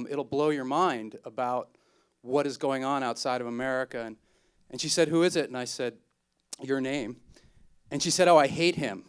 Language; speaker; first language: English; native; English